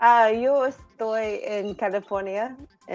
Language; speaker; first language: Spanish; non-native, learner; English